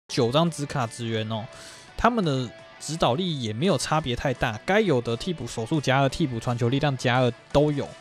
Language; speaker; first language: Chinese; native; Chinese